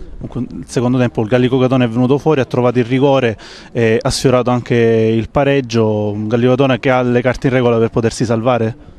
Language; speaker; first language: Italian; native; Italian